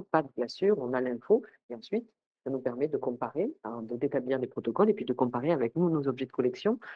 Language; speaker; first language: French; native; French